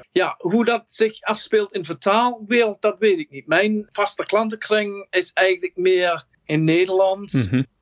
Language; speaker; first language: Dutch; non-native, fluent; English